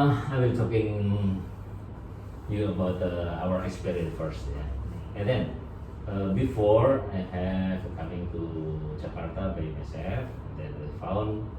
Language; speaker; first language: English; non-native, learner; Indonesian